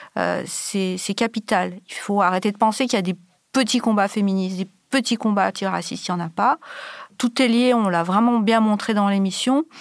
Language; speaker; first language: French; native; French